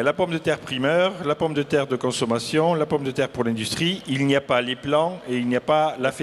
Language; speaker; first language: French; native; French